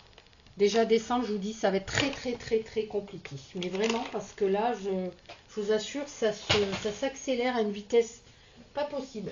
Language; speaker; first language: French; native; French